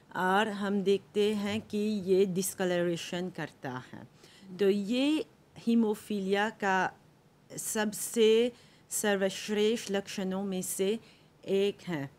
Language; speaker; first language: Hindi; non-native, local second language; Morisyen